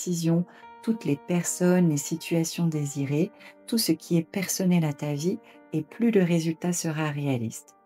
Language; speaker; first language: French; native; French